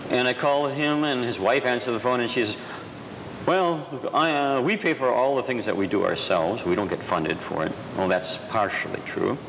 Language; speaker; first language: English; native; English